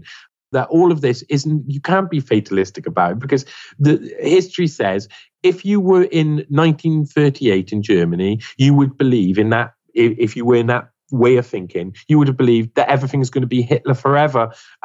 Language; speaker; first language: English; native; English